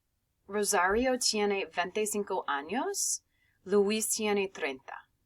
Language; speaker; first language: Spanish; non-native, fluent; English